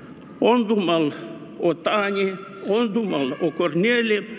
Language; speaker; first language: Russian; non-native, local second language; Romanian